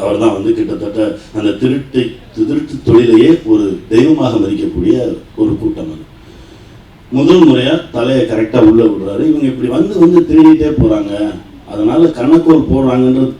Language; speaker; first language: Tamil; native; Tamil